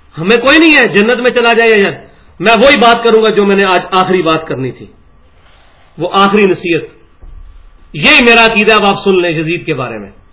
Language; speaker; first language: Urdu; non-native, local second language; Punjabi